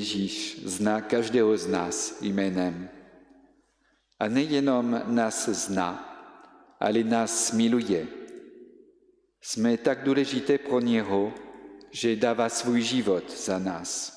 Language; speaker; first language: Czech; non-native, fluent; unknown